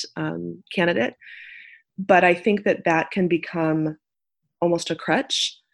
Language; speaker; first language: English; native; English